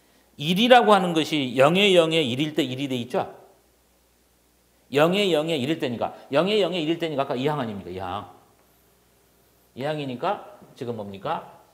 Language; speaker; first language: Korean; native; Korean